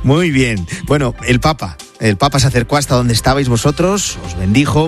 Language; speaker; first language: Spanish; native; Spanish